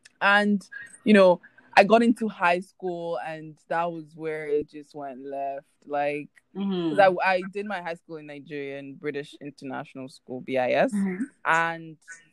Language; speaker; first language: English; non-native, local second language; Igbo